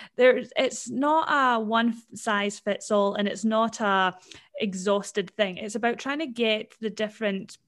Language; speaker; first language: English; native; English